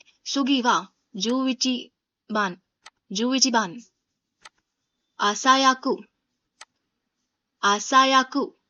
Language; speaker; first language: Japanese; non-native, fluent; Hindi